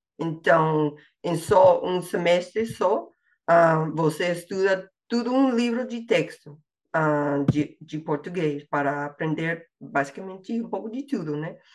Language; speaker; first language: Portuguese; non-native, fluent; English